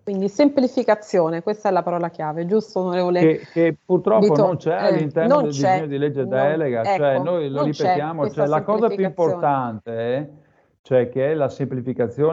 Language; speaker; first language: Italian; native; Italian